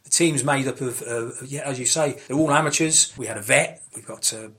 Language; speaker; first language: English; native; English